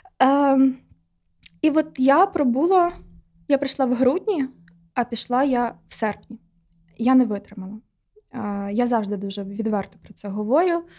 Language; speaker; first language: Ukrainian; non-native, local second language; Russian